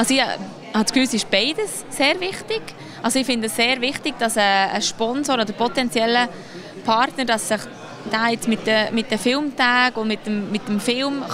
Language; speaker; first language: German; native; German